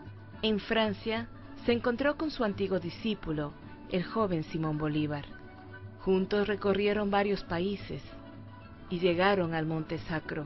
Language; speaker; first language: Spanish; native; Spanish